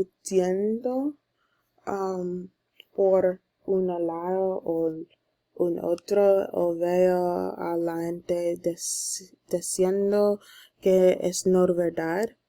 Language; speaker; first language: Spanish; non-native, learner; English